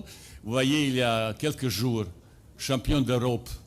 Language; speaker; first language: French; non-native, fluent; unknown